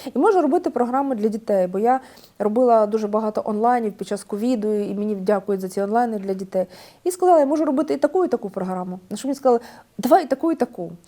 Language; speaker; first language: Ukrainian; native; Ukrainian